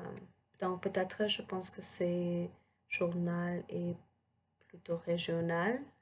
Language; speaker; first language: French; non-native, learner; English